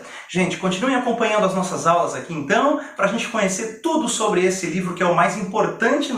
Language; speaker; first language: Portuguese; native; Portuguese